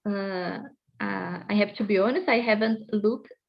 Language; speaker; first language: English; non-native, fluent; Portuguese